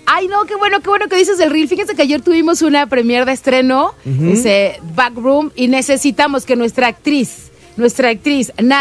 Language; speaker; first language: Spanish; native; Spanish